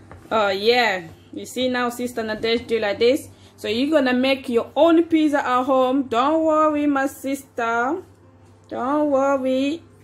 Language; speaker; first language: English; non-native, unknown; Lingala